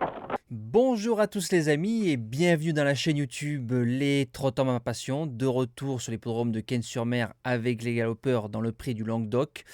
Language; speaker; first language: French; native; French